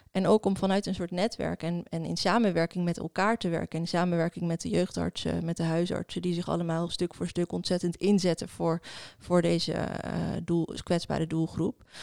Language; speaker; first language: Dutch; early bilingual, other home language; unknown